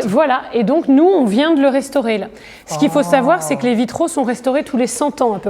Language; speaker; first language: French; native; French